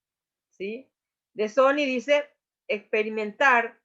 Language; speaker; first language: Spanish; native; Spanish